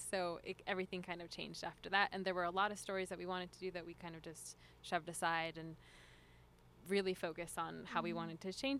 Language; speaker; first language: English; early bilingual, other home language; Spanish